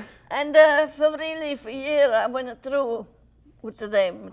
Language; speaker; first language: English; non-native, learner; Italian